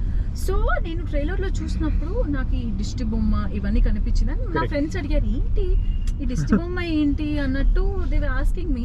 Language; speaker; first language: Telugu; native; Telugu